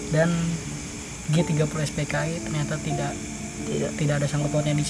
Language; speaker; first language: Indonesian; native; Indonesian